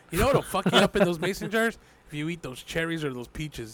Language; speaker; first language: English; early bilingual, other home language; Spanish